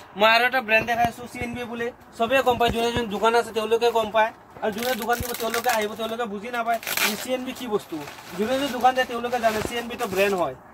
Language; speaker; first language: Assamese; non-native, local second language; Hindi